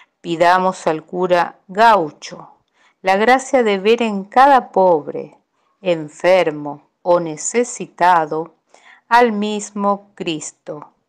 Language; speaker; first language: Spanish; native; Spanish